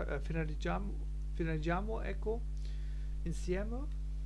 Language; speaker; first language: Italian; non-native, learner; German